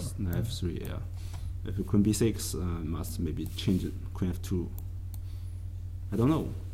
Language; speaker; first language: English; non-native, learner; Chinese